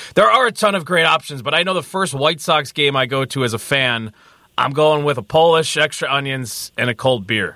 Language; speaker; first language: English; native; English